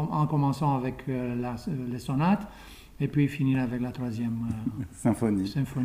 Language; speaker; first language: French; non-native, fluent; Romanian